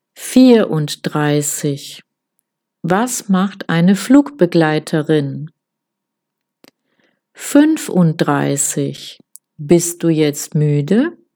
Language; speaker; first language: German; non-native, fluent; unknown